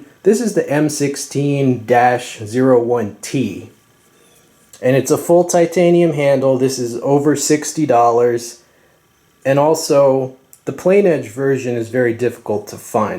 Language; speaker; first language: English; native; English